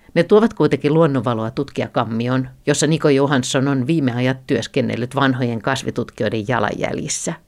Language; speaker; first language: Finnish; native; Finnish